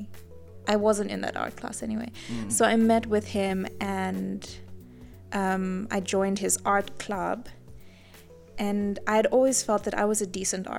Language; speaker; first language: English; native; English